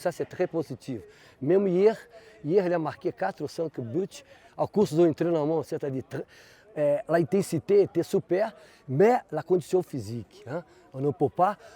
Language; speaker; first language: French; non-native, fluent; Portuguese